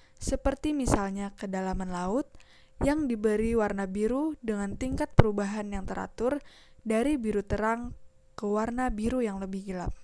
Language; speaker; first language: Indonesian; native; Indonesian